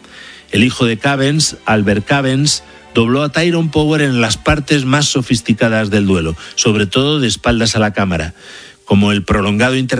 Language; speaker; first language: Spanish; native; Spanish